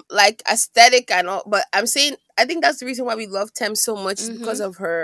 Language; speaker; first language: English; non-native, local second language; Igbo